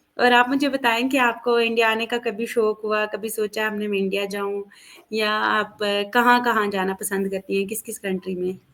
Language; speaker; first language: Urdu; native; Urdu